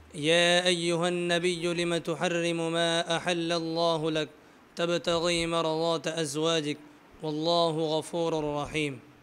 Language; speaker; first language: Urdu; native; Urdu